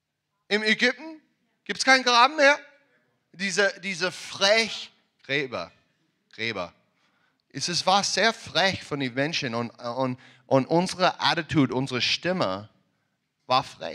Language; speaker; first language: German; non-native, fluent; English